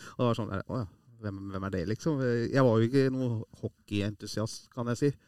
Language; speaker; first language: Norwegian; early bilingual, other home language; Persian